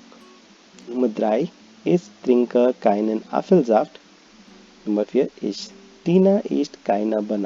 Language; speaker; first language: German; non-native, fluent; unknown